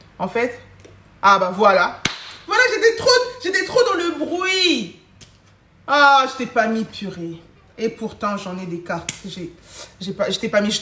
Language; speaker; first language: French; early bilingual, other home language; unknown